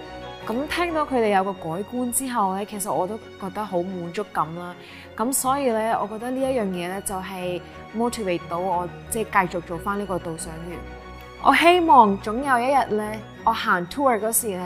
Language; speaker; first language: Cantonese; early bilingual, other home language; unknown